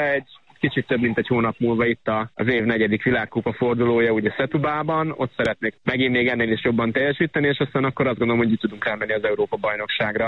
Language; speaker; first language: Hungarian; native; Hungarian